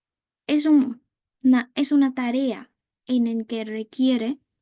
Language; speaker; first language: Spanish; non-native, fluent; Vietnamese